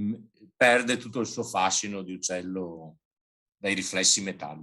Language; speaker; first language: Italian; native; Italian